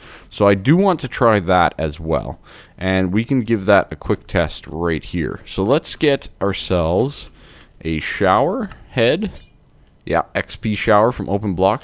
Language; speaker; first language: English; native; English